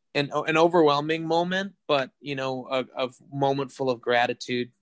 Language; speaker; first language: English; native; English